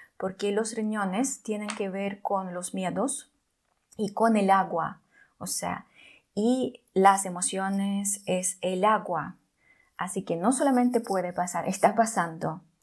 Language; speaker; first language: Spanish; non-native, fluent; Russian